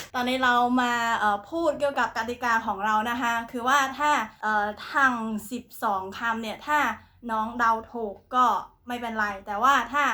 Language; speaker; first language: Thai; non-native, fluent; Khmer